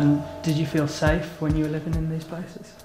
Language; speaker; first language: English; native; English